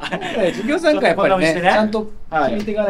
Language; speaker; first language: Japanese; native; Japanese